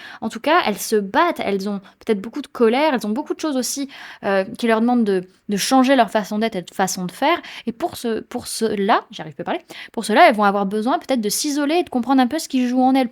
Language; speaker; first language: French; native; French